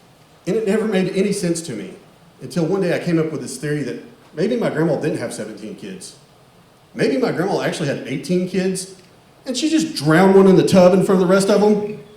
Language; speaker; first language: English; native; English